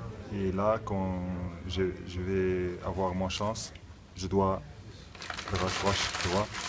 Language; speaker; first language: French; non-native, local second language; Arabic